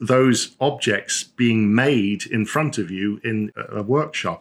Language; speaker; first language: English; native; English